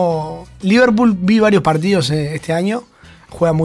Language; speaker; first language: Spanish; native; Spanish